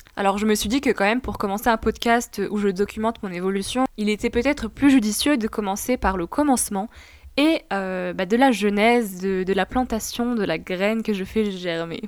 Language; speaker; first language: French; non-native, local second language; Arabic